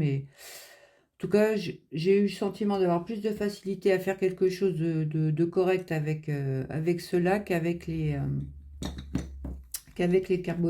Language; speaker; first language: French; native; French